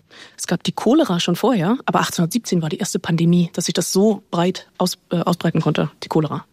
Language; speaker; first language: German; native; German